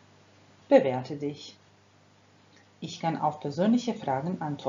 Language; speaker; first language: German; non-native, fluent; Croatian